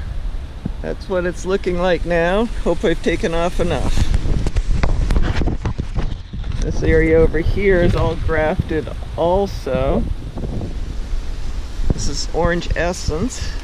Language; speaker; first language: English; native; English